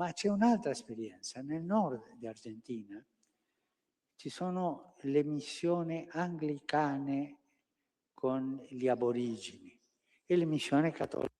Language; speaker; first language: Italian; non-native, fluent; Spanish